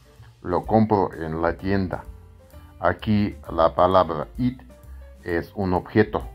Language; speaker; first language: Spanish; non-native, fluent; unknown